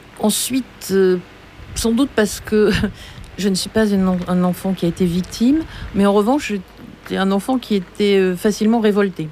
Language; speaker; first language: French; native; French